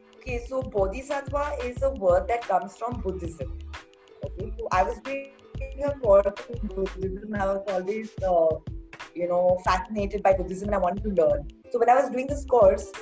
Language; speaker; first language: English; non-native, local second language; Hindi